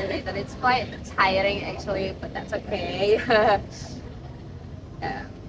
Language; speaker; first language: English; non-native, learner; Indonesian